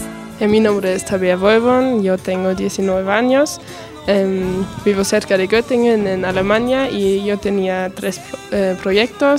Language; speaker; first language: Spanish; non-native, fluent; German